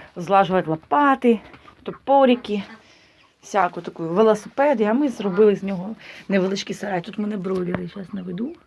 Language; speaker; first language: Ukrainian; non-native, local second language; Russian